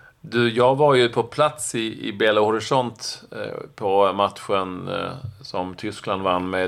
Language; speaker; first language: Swedish; native; Swedish